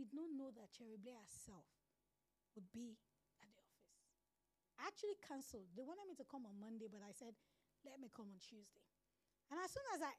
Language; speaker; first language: English; non-native, local second language; Yoruba